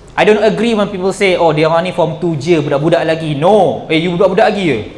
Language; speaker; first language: English; non-native, local second language; Malay